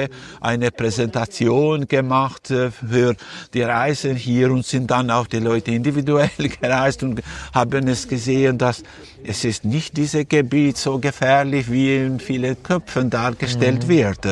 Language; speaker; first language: German; non-native, fluent; Albanian